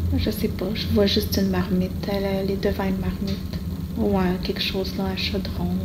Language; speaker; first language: French; native; French